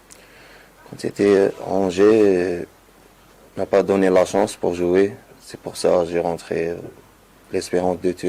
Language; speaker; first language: French; non-native, learner; Arabic